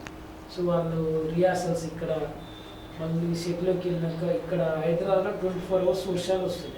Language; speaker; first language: Telugu; native; Telugu